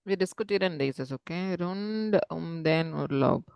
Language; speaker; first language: German; non-native, fluent; Tamil